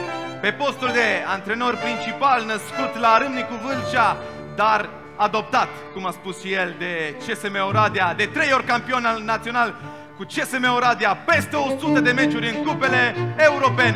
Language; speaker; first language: Romanian; native; Romanian